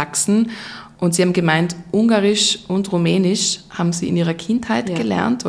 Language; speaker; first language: German; native; German